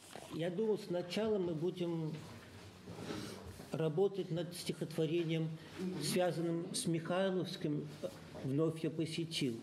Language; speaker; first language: Russian; early bilingual, heritage; Russian